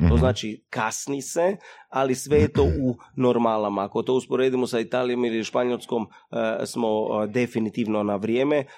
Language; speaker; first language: Croatian; early bilingual, heritage; Croatian